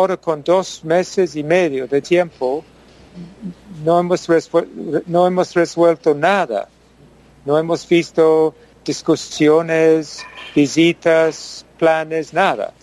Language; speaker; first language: Spanish; non-native, fluent; English